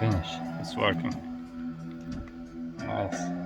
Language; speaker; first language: English; non-native, learner; Lithuanian